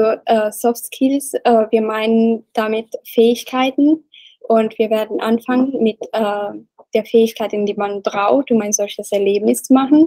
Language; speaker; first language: German; non-native, learner; Italian